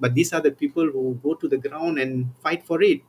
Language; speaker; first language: English; non-native, local second language; Tamil